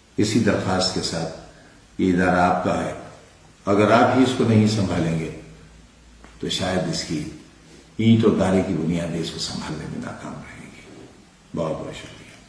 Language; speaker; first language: Urdu; native; Urdu